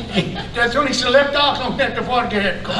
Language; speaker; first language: German; early bilingual, heritage; German